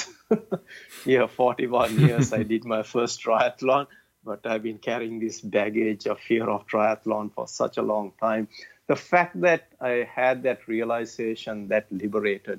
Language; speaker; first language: English; non-native, local second language; Tamil